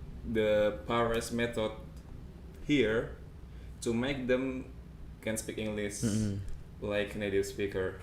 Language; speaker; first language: English; non-native, fluent; Indonesian